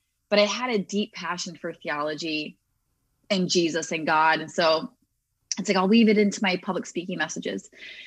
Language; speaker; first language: English; native; English